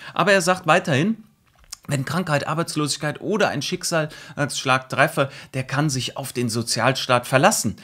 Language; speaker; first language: German; native; German